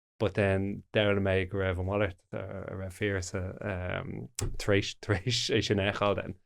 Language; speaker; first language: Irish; non-native, local second language; English